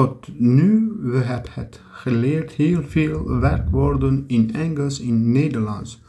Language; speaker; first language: Dutch; non-native, learner; Turkish